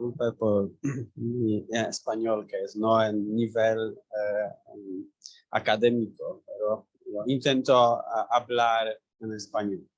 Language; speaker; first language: Spanish; non-native, learner; Polish